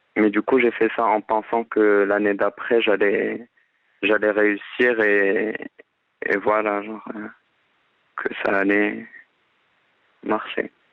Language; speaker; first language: French; non-native, local second language; Arabic